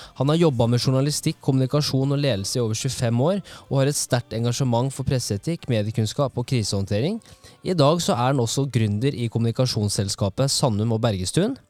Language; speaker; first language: Norwegian; native; Norwegian